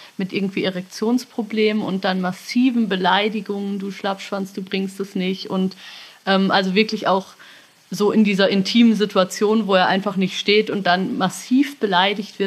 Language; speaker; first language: German; native; German